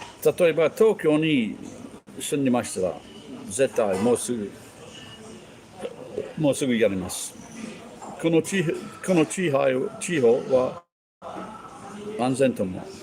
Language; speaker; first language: Japanese; non-native, learner; English